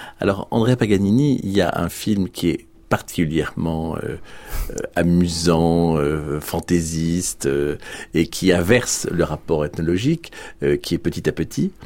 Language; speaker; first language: French; native; French